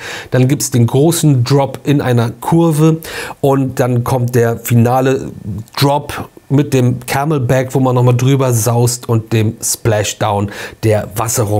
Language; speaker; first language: German; native; German